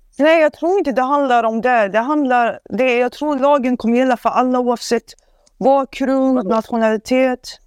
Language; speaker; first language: Swedish; early bilingual, other home language; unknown